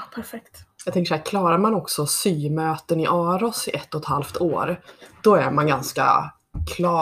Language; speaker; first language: Swedish; native; Swedish